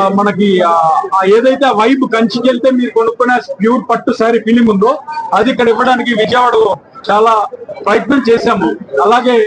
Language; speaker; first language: Telugu; native; Telugu